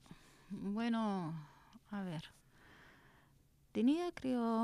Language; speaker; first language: Spanish; non-native, learner; Arabic